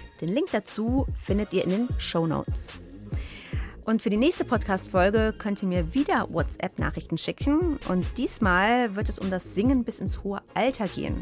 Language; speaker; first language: German; native; German